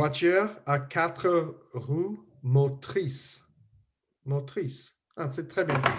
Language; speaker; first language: French; non-native, learner; English